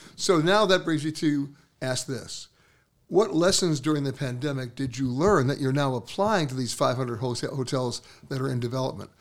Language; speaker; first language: English; native; English